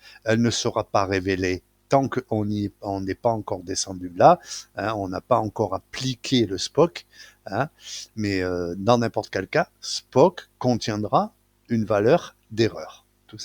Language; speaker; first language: French; native; French